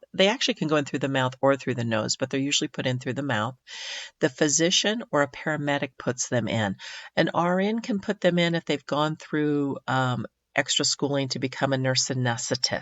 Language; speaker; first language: English; native; English